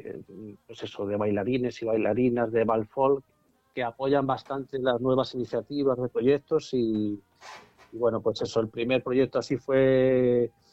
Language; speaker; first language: Spanish; native; Spanish